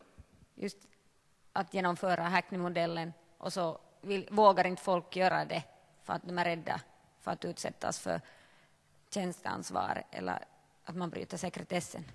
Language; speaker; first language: Swedish; native; Swedish